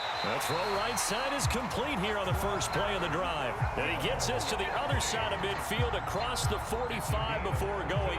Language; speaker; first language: English; native; English